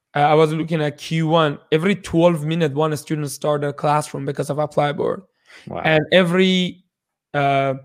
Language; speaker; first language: English; non-native, fluent; Persian